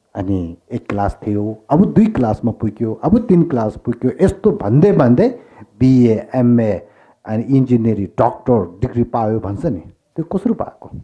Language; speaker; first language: Nepali; non-native, local second language; Tibetan